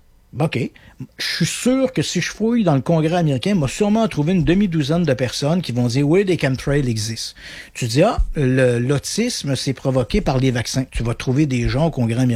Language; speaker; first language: French; native; French